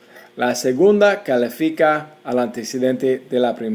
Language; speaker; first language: Spanish; non-native, fluent; English